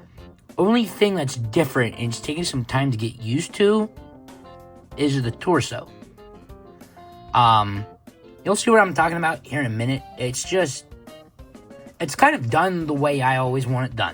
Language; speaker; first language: English; native; English